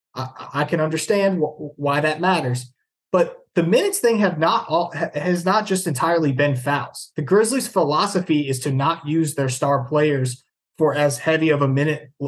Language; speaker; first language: English; native; English